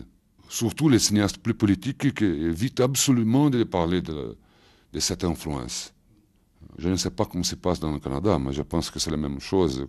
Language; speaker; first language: French; non-native, fluent; Portuguese